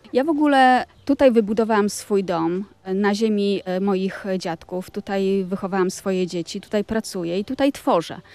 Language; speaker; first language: Polish; native; Polish